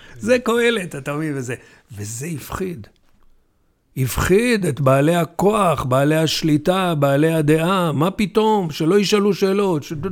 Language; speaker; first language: Hebrew; native; Hebrew